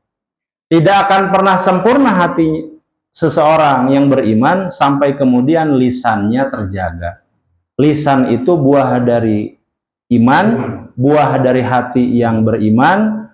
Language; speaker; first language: Indonesian; non-native, local second language; Sundanese